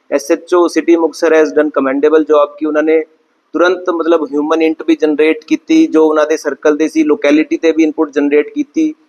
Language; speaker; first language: Hindi; non-native, local second language; Punjabi